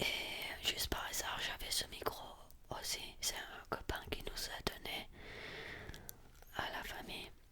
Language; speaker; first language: French; early bilingual, heritage; French